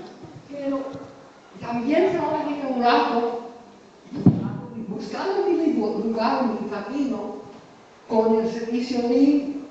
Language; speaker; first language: Spanish; non-native, fluent; English